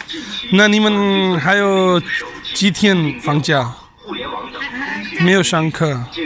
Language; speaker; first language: Chinese; non-native, learner; Punjabi